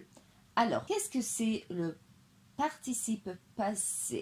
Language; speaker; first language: French; non-native, fluent; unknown